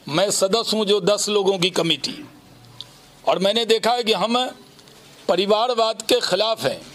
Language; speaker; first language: Hindi; native; Hindi